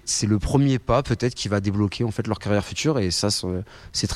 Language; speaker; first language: French; native; French